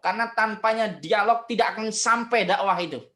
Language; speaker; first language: Indonesian; native; Indonesian